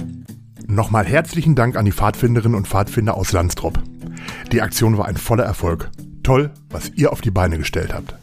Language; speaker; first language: German; native; German